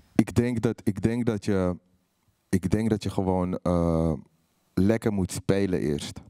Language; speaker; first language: Dutch; native; Dutch